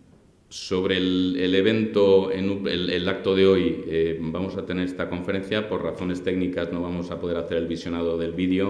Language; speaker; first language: Spanish; native; Spanish